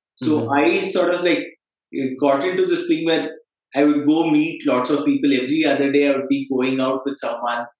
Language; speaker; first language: English; non-native, local second language; Kannada